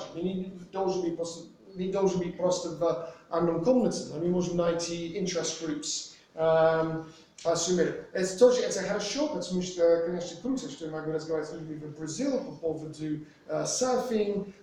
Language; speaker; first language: Russian; non-native, fluent; English